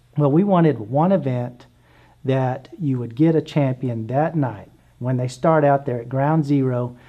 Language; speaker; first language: English; native; English